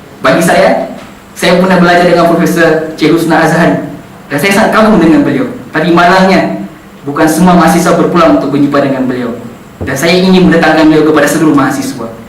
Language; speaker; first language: Malay; non-native, local second language; Central Dusun